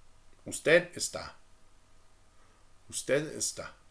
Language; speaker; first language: Spanish; non-native, fluent; English